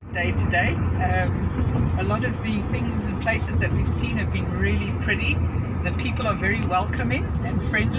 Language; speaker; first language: English; non-native, local second language; Afrikaans